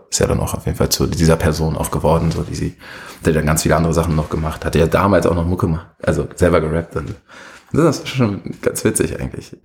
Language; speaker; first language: German; early bilingual, other home language; Arabic